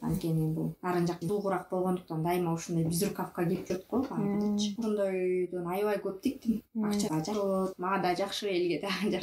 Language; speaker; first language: Kyrgyz; native; Kyrgyz